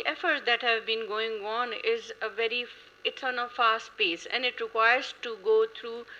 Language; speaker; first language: English; non-native, local second language; Urdu